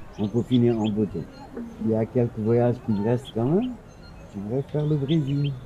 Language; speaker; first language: French; non-native, local second language; Wolof